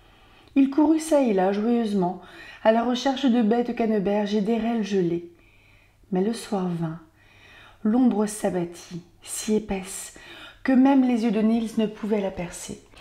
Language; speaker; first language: French; native; French